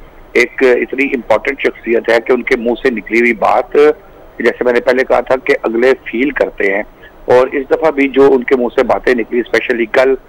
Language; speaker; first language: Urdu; non-native, local second language; Punjabi